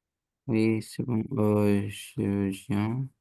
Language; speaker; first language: French; non-native, learner; Romanian